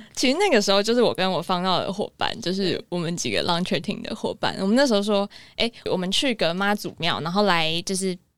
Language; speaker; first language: Chinese; native; Chinese